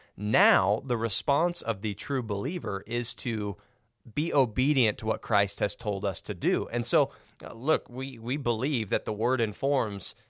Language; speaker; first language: English; native; English